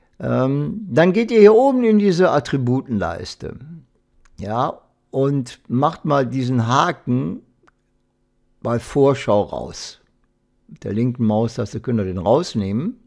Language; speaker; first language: German; native; German